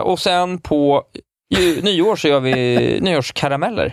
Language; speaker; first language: Swedish; native; Swedish